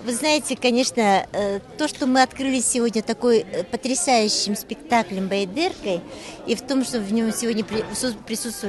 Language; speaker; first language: Russian; native; Russian